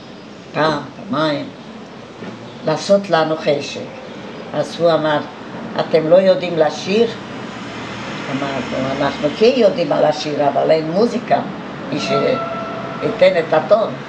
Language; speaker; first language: Hebrew; non-native, fluent; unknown